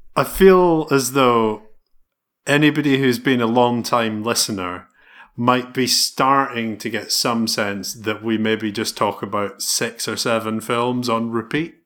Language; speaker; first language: English; native; English